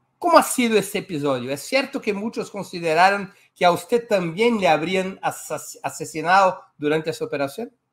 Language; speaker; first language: Spanish; non-native, fluent; Portuguese